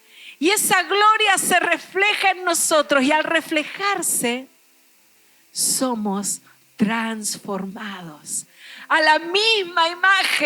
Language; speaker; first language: Spanish; native; Spanish